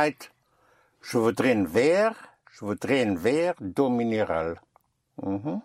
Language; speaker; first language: French; non-native, fluent; English